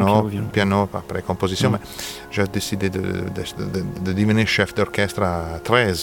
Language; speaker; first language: French; non-native, fluent; Italian